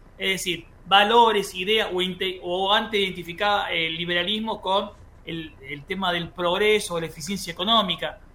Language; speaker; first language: Spanish; native; Spanish